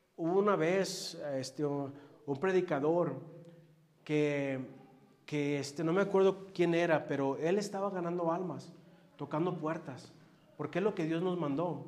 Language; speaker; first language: Spanish; early bilingual, heritage; Spanish